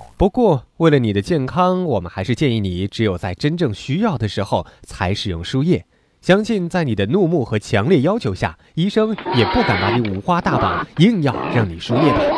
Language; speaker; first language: Chinese; native; Chinese